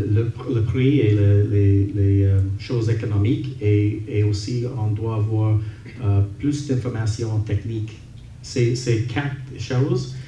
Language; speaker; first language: French; non-native, learner; English